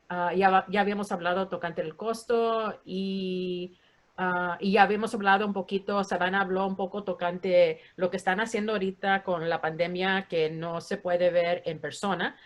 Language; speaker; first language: Spanish; early bilingual, heritage; Spanish